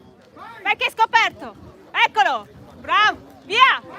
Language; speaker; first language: Italian; native; Italian